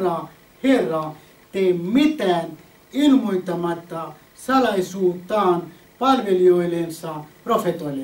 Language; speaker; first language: Finnish; non-native, fluent; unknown